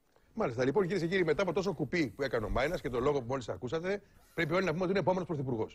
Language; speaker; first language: Greek; native; Greek